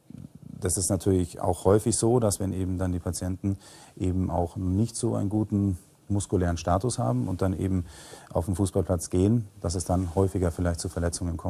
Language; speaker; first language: German; native; German